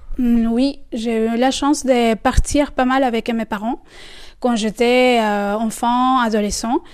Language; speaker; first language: French; non-native, fluent; Spanish